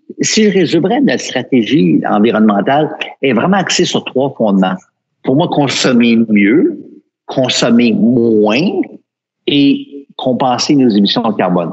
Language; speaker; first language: French; native; French